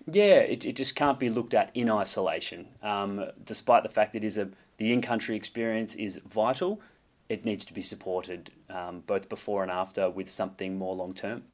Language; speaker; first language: English; native; English